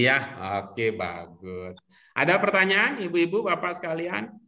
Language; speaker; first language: Indonesian; native; Indonesian